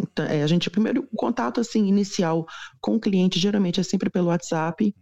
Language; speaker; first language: Portuguese; native; Portuguese